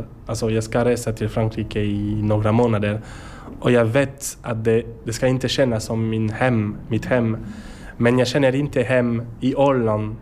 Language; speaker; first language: Swedish; non-native, learner; French